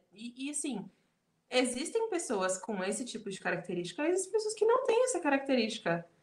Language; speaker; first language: Portuguese; native; Portuguese